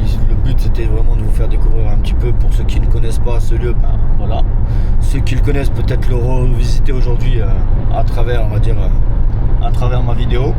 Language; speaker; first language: French; native; French